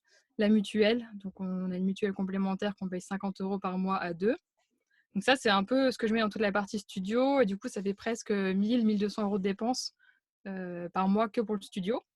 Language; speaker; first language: French; native; French